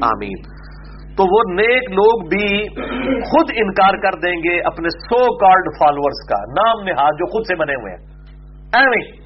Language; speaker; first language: Urdu; non-native, local second language; Punjabi